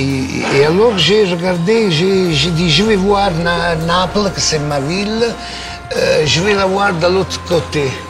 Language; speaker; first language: French; non-native, fluent; Italian